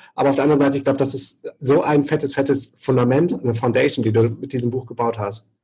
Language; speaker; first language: German; native; German